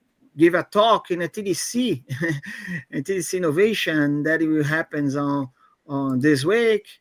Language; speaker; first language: English; non-native, fluent; Portuguese